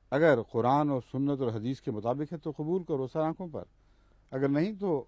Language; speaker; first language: Urdu; native; Urdu